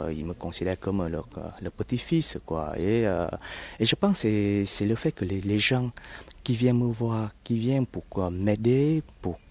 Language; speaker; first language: French; early bilingual, other home language; Vietnamese